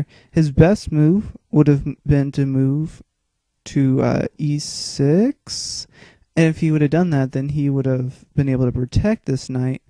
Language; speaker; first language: English; native; English